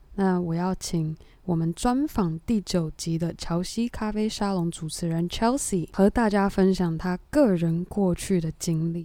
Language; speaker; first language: Chinese; native; Chinese